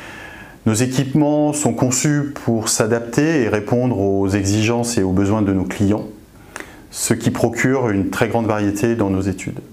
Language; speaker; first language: French; native; French